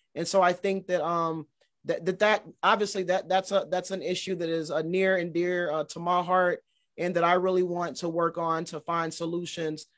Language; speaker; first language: English; native; English